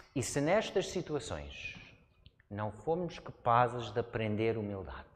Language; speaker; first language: Portuguese; non-native, fluent; English